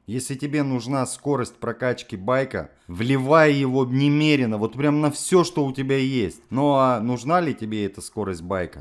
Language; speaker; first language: Russian; native; Russian